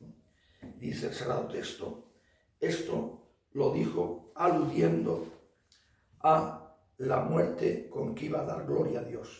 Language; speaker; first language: Spanish; native; Spanish